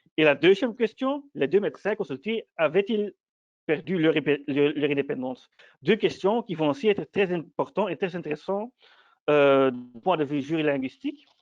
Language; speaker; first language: French; non-native, fluent; Dutch